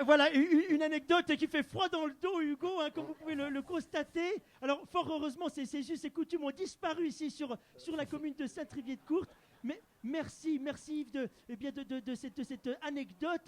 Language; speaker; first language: French; native; French